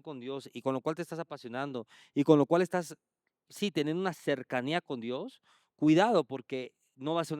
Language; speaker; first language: Spanish; native; Spanish